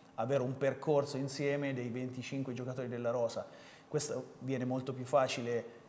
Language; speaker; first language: Italian; native; Italian